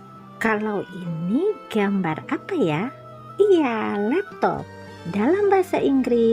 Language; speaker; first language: Indonesian; native; Indonesian